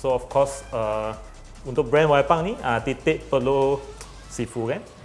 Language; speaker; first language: Malay; native; Malay